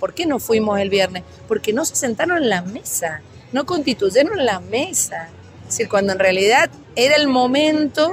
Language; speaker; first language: Spanish; native; Spanish